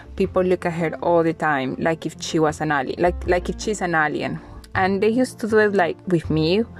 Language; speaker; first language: English; non-native, fluent; Spanish